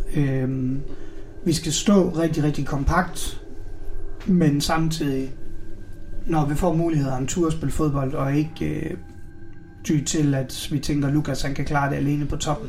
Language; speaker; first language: Danish; native; Danish